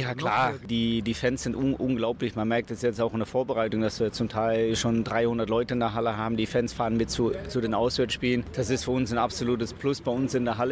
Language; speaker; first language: German; native; German